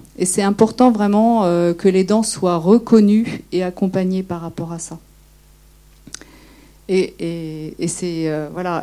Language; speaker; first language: French; native; French